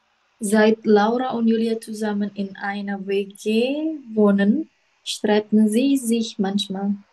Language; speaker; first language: German; non-native, learner; Indonesian